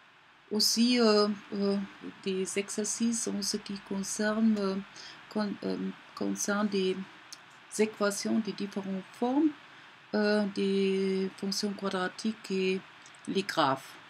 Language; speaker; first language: French; non-native, learner; German